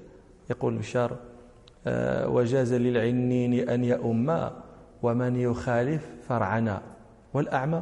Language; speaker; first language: Arabic; native; Arabic